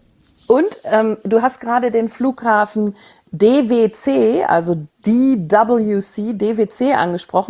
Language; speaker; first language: German; native; German